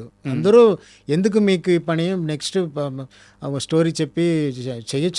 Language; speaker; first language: Telugu; non-native, fluent; Tamil